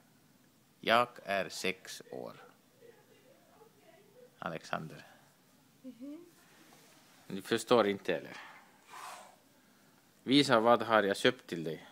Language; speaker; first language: Swedish; non-native, learner; Estonian